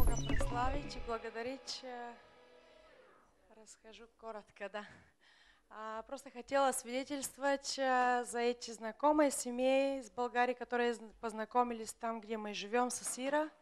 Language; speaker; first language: Russian; non-native, fluent; Bulgarian